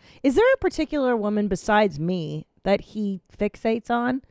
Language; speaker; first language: English; native; English